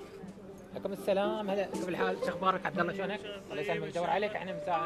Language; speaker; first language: Arabic; native; Arabic